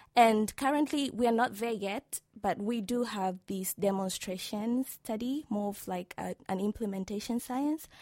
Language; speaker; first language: English; non-native, local second language; Swahili